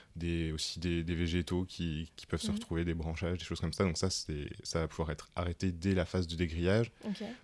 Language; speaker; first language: French; native; French